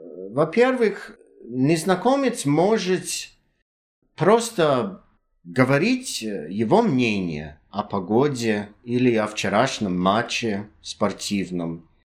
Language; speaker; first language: Russian; non-native, fluent; English